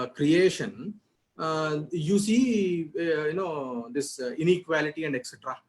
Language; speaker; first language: English; non-native, local second language; Telugu